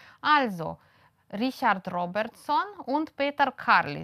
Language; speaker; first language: German; non-native, fluent; Romanian